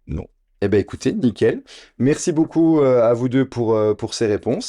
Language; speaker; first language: French; native; French